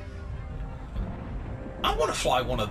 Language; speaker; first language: English; native; English